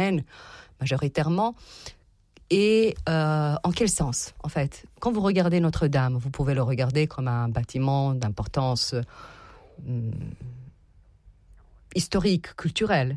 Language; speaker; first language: French; non-native, fluent; Serbian